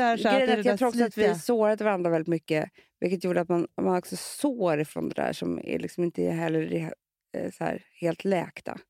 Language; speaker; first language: Swedish; native; Swedish